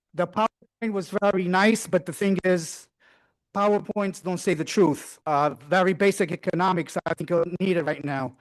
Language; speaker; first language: English; non-native, fluent; Portuguese